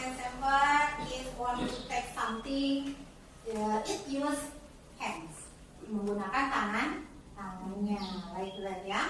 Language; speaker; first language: English; non-native, learner; Indonesian